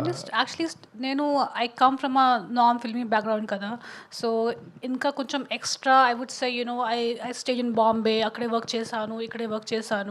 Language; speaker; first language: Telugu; non-native, learner; Hindi